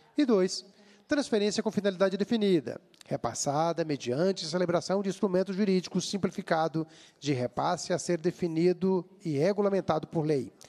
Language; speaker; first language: Portuguese; native; Portuguese